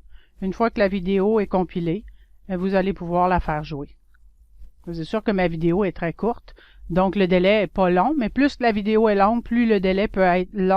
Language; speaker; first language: French; native; French